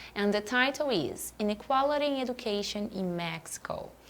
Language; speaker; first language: English; non-native, fluent; Portuguese